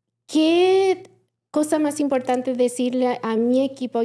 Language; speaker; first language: Spanish; early bilingual, heritage; Spanish